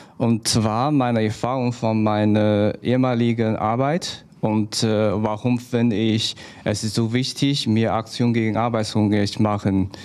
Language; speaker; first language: German; non-native, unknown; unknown